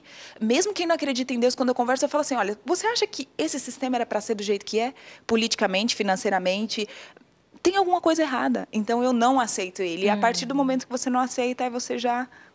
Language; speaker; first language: Portuguese; native; Portuguese